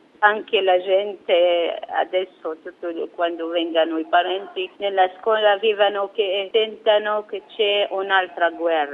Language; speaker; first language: Italian; non-native, fluent; Arabic